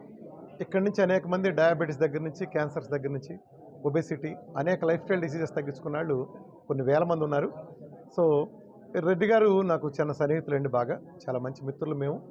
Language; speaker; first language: Telugu; native; Telugu